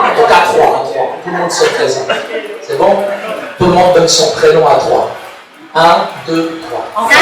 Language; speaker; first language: French; early bilingual, other home language; Arabic